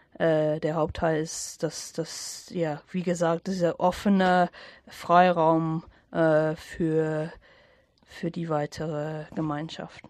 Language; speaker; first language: German; non-native, fluent; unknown